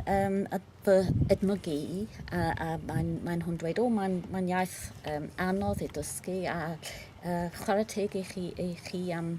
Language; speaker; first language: Welsh; non-native, learner; English